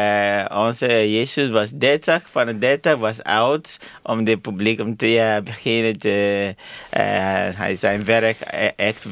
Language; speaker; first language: Dutch; non-native, learner; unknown